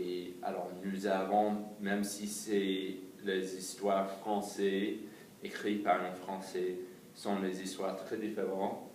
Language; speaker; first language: French; non-native, fluent; English